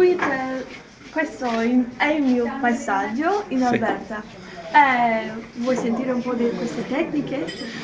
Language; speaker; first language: Italian; non-native, learner; English